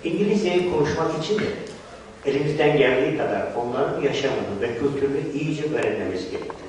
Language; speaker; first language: Turkish; non-native, fluent; English